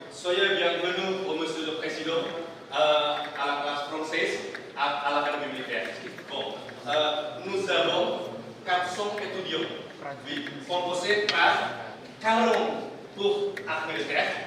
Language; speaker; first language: French; non-native, learner; Indonesian